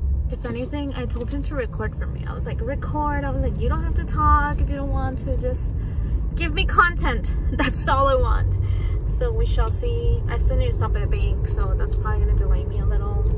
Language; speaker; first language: English; early bilingual, other home language; Spanish